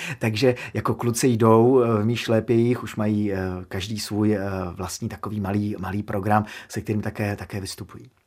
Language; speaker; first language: Czech; native; Czech